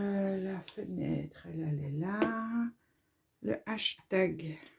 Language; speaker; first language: French; native; French